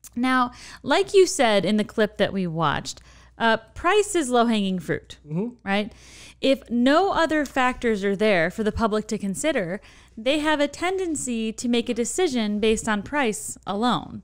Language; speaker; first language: English; native; English